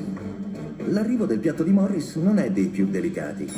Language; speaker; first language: Italian; native; Italian